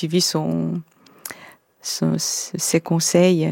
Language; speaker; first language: French; non-native, fluent; Korean